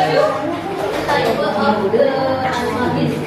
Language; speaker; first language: English; non-native, fluent; Indonesian